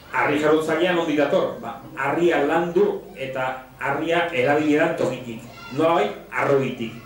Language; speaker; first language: Basque; native; Basque